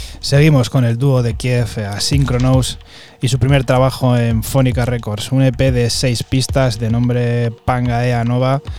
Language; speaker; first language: Spanish; native; Spanish